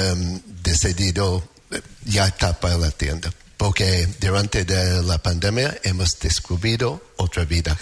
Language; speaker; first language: Spanish; non-native, fluent; English